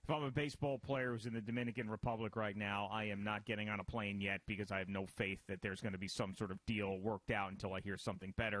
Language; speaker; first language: English; native; English